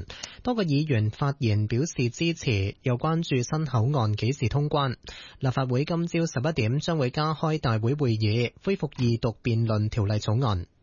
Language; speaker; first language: Cantonese; native; Cantonese